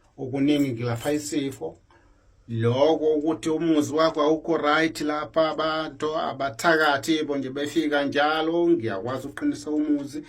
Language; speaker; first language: Zulu; native; Zulu